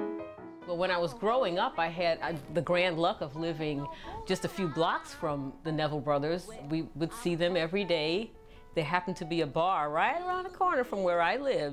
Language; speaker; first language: English; native; English